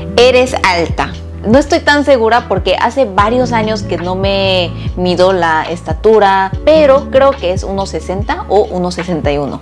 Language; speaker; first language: Spanish; early bilingual, other home language; Korean